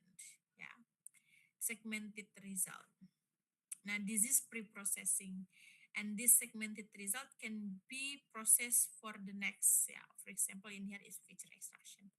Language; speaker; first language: English; non-native, fluent; Indonesian